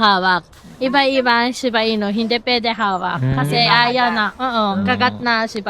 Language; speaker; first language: Filipino; early bilingual, heritage; Japanese